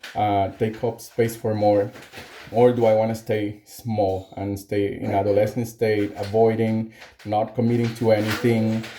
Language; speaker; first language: English; non-native, fluent; Spanish